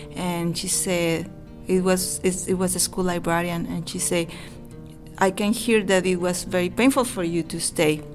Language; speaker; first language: English; non-native, fluent; Spanish